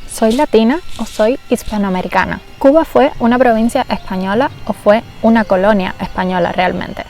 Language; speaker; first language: Spanish; native; Spanish